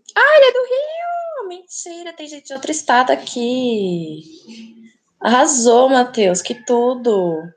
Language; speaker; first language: Portuguese; native; Portuguese